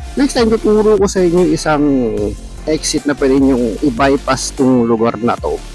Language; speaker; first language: Filipino; native; Filipino